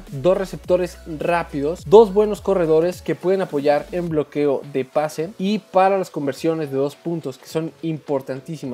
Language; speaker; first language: Spanish; native; Spanish